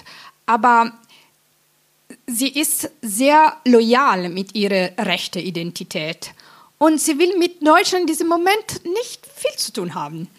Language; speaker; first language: German; non-native, fluent; Italian